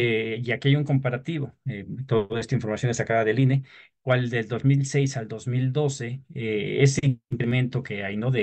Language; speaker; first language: Spanish; native; Spanish